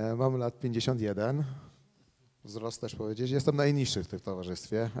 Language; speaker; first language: Polish; non-native, fluent; Armenian